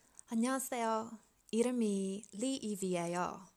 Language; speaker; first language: Korean; non-native, learner; English